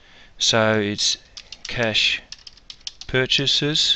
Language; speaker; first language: English; native; English